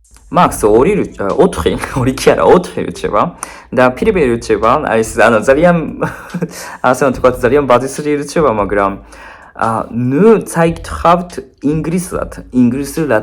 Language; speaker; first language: Georgian; non-native, fluent; Japanese